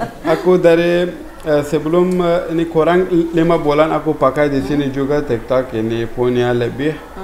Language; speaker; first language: Indonesian; non-native, learner; Persian